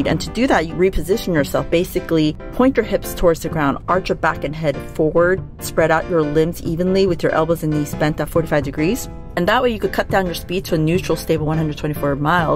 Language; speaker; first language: English; native; English